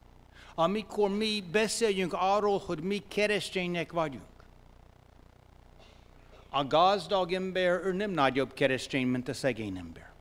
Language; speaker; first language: Hungarian; non-native, fluent; English